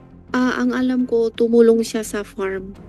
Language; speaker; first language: Filipino; non-native, learner; Chinese